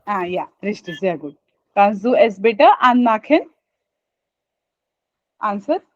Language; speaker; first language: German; non-native, fluent; Hindi